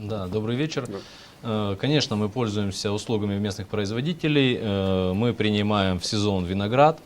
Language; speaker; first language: Russian; native; Russian